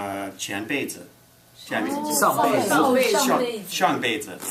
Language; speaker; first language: Chinese; non-native, fluent; English